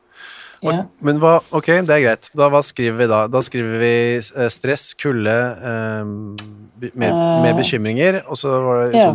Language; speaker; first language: Norwegian; native; Norwegian